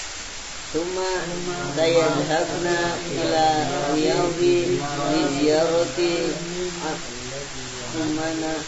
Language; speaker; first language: Arabic; non-native, learner; Indonesian